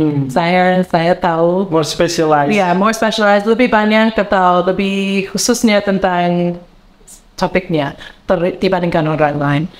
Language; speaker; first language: Indonesian; non-native, learner; English